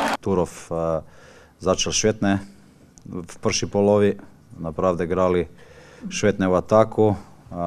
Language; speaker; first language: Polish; non-native, learner; Serbian